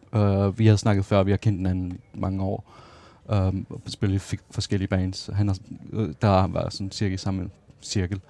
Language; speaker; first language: Danish; non-native, local second language; Faroese